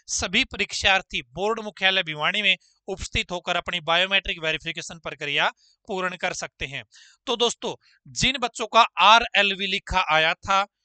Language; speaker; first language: Hindi; native; Hindi